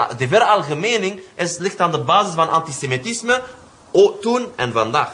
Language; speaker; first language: Dutch; non-native, fluent; Arabic